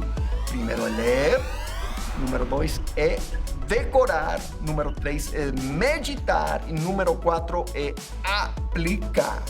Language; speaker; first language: Portuguese; non-native, fluent; English